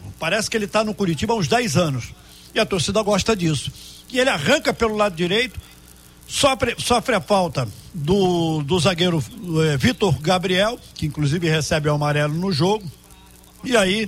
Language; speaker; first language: Portuguese; native; Portuguese